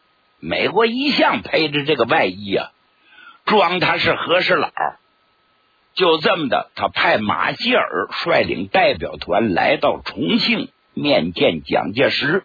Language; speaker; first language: Chinese; native; Chinese